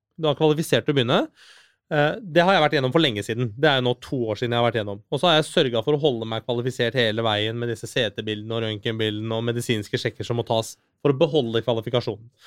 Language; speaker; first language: Norwegian; early bilingual, other home language; Persian